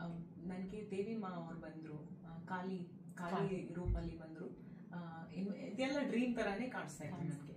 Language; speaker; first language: Kannada; non-native, local second language; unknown